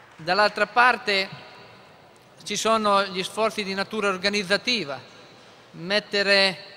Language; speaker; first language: Italian; native; Italian